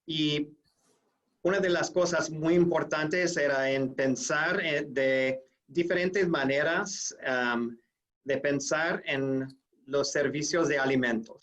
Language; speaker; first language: Spanish; non-native, fluent; English